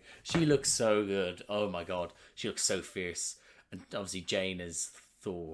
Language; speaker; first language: English; native; English